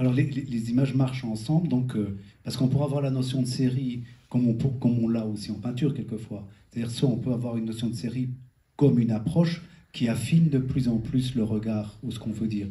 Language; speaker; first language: French; native; French